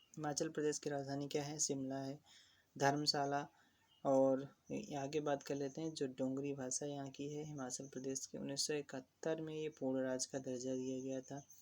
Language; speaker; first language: Hindi; native; Hindi